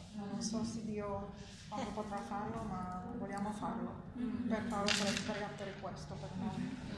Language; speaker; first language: Italian; non-native, learner; English